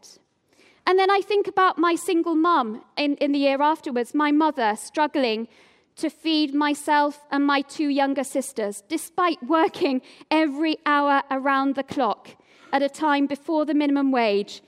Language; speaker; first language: English; native; English